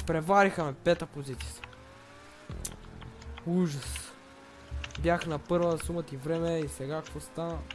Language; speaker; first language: Bulgarian; native; Bulgarian